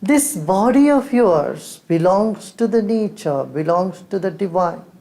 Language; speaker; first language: English; non-native, local second language; Hindi